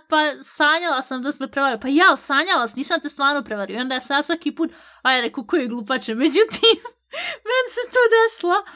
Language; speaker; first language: Bosnian; early bilingual, heritage; Bosnian